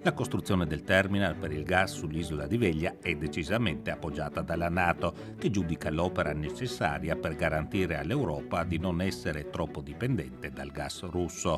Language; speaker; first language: Italian; native; Italian